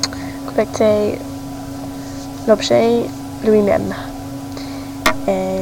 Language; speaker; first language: French; non-native, learner; English